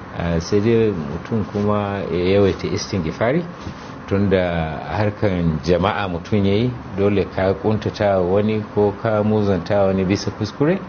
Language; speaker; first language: Hausa; native; Hausa